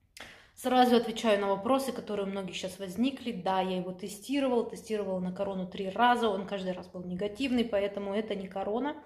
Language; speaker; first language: Russian; native; Russian